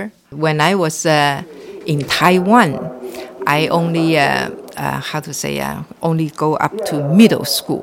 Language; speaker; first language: English; non-native, local second language; Cantonese